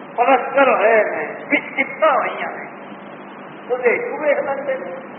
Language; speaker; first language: Urdu; non-native, local second language; Punjabi